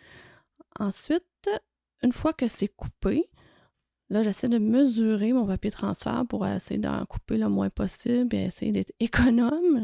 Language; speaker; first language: French; native; French